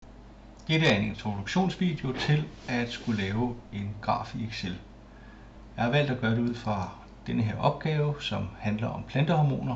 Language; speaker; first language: Danish; native; Danish